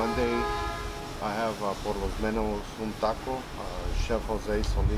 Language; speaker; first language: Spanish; early bilingual, heritage; Spanish